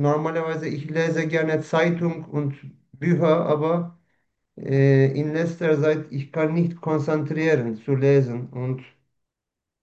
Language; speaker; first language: German; non-native, learner; Turkish